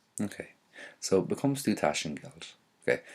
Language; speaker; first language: German; non-native, fluent; English